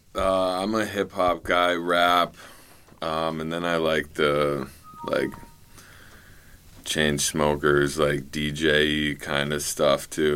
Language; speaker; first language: English; native; English